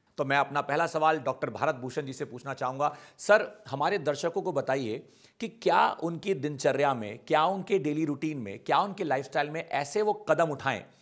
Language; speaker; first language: Hindi; native; Hindi